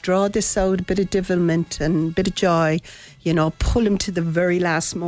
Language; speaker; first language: English; native; English